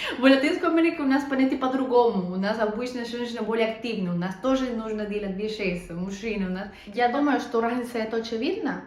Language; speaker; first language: Russian; non-native, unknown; Spanish